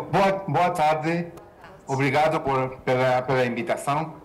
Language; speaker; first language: Portuguese; non-native, fluent; Spanish